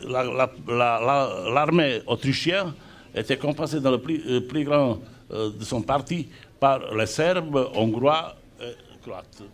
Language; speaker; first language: French; non-native, fluent; Serbian